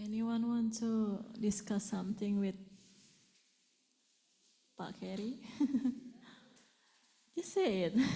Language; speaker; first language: English; non-native, learner; Indonesian